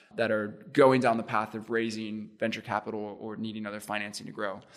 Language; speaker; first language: English; native; English